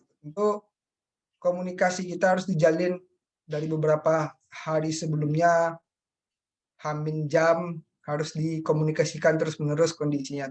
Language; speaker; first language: Indonesian; native; Indonesian